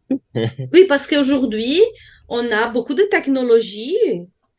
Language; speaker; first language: French; non-native, fluent; Portuguese